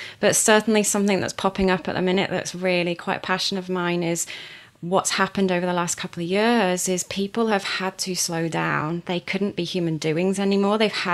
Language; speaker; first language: English; native; English